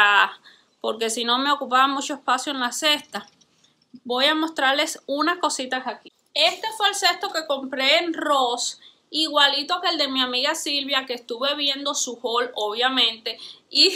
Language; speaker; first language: Spanish; native; Spanish